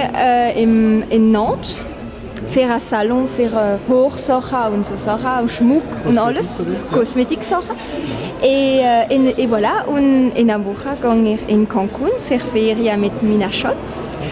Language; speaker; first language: German; non-native, learner; French